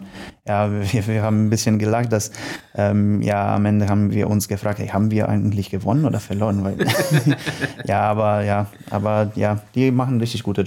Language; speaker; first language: German; non-native, learner; Polish